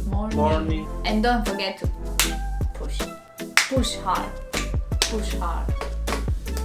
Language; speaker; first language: English; non-native, learner; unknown